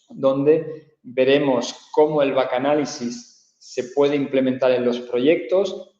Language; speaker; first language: Spanish; native; Spanish